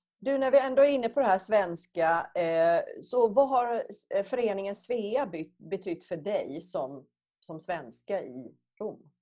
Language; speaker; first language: Swedish; native; Swedish